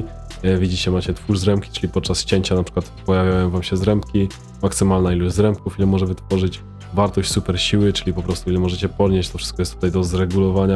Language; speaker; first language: Polish; native; Polish